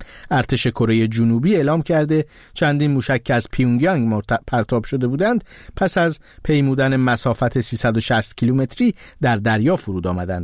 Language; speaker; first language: Persian; native; Persian